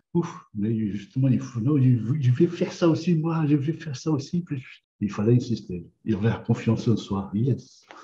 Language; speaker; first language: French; non-native, fluent; Portuguese